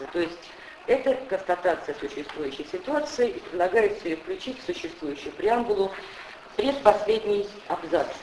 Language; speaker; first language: Russian; native; Russian